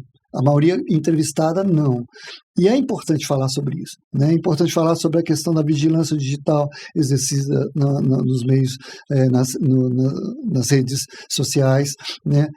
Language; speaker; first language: Portuguese; native; Portuguese